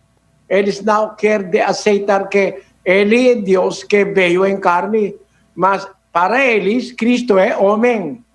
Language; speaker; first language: Portuguese; non-native, learner; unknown